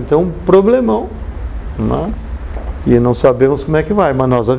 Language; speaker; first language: Portuguese; native; Portuguese